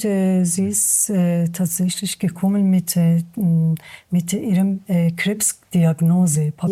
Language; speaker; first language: German; non-native, learner; Persian